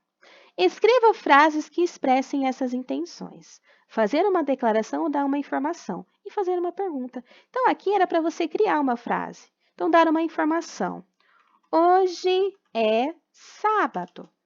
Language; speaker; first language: Portuguese; native; Portuguese